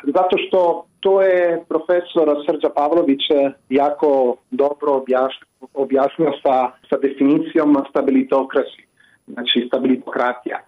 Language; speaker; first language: Croatian; non-native, fluent; Italian